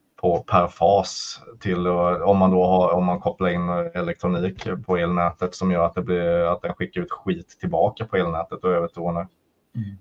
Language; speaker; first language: Swedish; native; Swedish